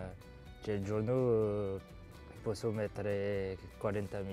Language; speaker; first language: Italian; non-native, learner; French